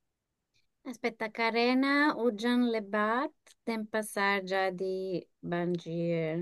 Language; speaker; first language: Indonesian; non-native, learner; English